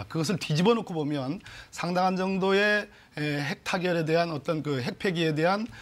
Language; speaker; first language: Korean; native; Korean